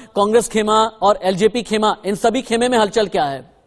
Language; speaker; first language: Hindi; native; Hindi